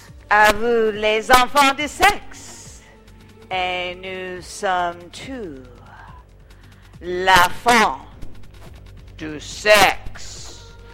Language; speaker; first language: French; non-native, learner; English